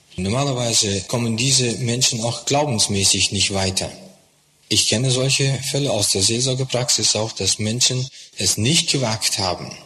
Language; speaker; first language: German; non-native, fluent; Russian